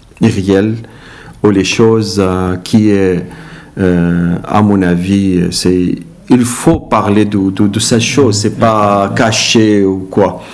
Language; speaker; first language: French; non-native, learner; Arabic